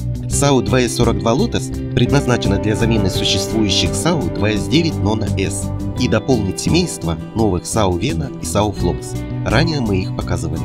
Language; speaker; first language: Russian; native; Russian